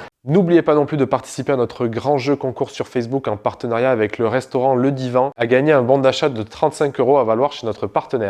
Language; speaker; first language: French; native; French